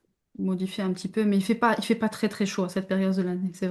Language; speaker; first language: French; native; French